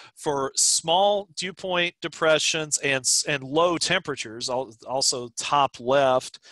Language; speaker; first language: English; native; English